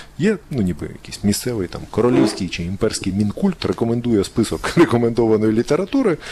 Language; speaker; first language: Ukrainian; native; Ukrainian